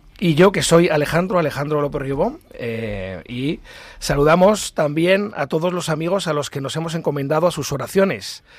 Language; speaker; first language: Spanish; native; Spanish